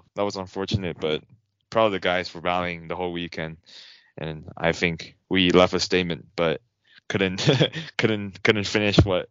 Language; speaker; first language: English; non-native, fluent; Chinese